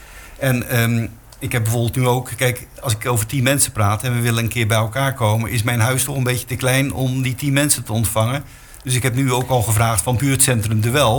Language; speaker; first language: Dutch; native; Dutch